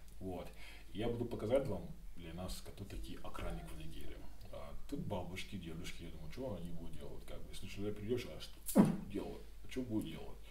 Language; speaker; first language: Russian; non-native, learner; Yoruba